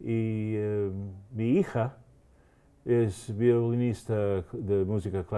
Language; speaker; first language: Spanish; non-native, fluent; English